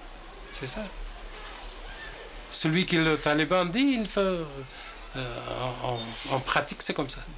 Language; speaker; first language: French; non-native, learner; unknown